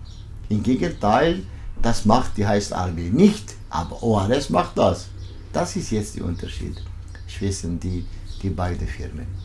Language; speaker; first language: German; non-native, learner; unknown